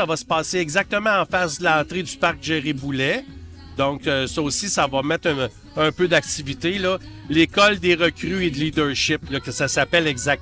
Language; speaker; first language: French; native; French